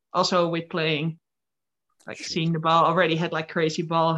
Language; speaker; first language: English; non-native, fluent; Dutch